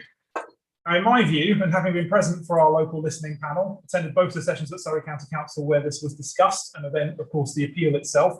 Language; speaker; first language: English; native; English